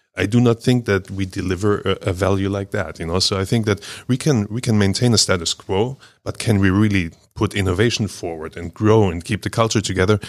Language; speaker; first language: English; non-native, fluent; German